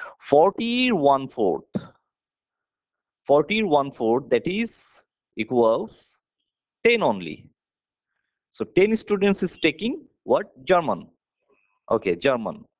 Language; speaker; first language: English; non-native, local second language; Bangla